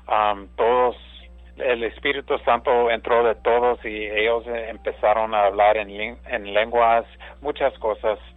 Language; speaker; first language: Spanish; early bilingual, heritage; English